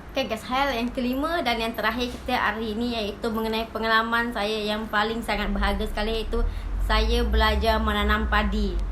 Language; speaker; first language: Malay; native; Malay